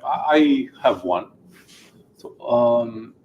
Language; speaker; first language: English; non-native, fluent; Romanian